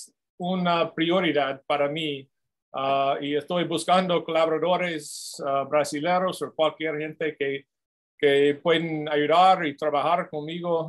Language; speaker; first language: Spanish; non-native, fluent; English